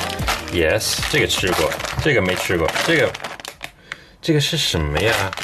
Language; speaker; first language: Chinese; non-native, fluent; English